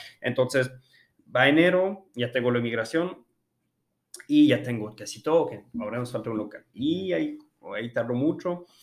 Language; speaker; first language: Spanish; non-native, fluent; French